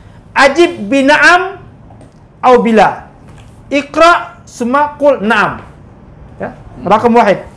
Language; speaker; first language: Arabic; non-native, fluent; Indonesian